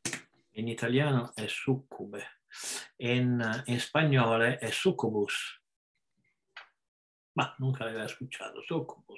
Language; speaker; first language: Spanish; non-native, fluent; Italian